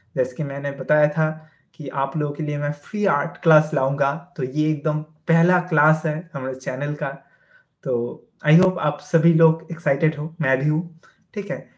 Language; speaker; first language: Hindi; non-native, local second language; Bangla